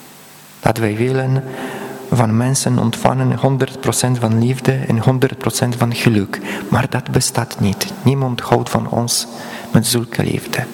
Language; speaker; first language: Dutch; non-native, fluent; Polish